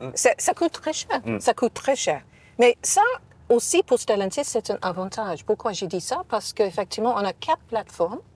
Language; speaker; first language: French; non-native, fluent; English